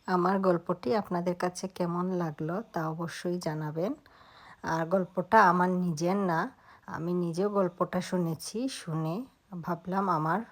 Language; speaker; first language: Bangla; non-native, local second language; Sylheti